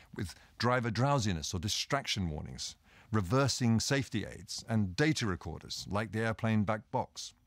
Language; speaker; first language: English; native; English